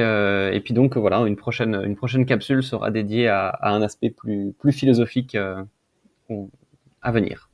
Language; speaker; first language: French; native; French